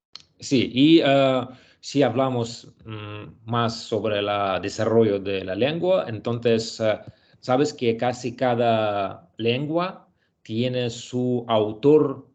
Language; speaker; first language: Spanish; non-native, learner; Russian